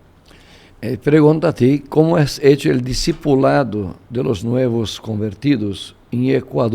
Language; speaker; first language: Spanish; non-native, fluent; Portuguese